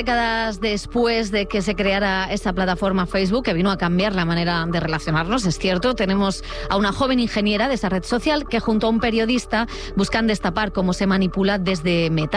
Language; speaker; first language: Spanish; native; Spanish